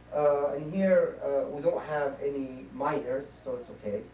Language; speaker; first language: English; non-native, fluent; Arabic